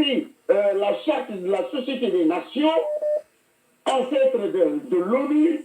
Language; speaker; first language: French; non-native, local second language; Wolof